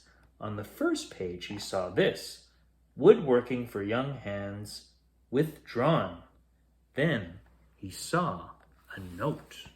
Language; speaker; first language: English; native; English